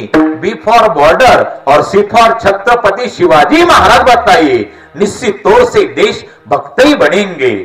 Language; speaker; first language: Hindi; non-native, local second language; Marathi